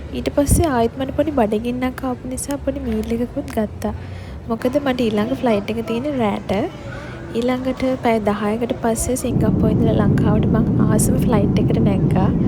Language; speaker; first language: Sinhala; native; Sinhala